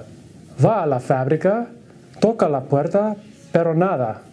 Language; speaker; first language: Spanish; non-native, learner; English